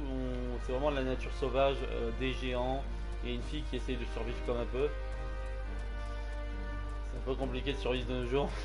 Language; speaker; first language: French; native; French